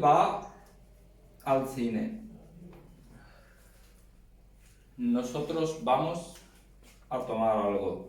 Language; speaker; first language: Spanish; non-native, learner; Urdu